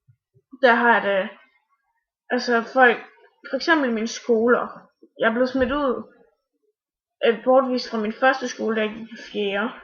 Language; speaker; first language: Danish; native; Danish